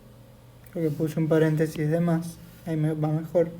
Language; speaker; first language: Spanish; native; Spanish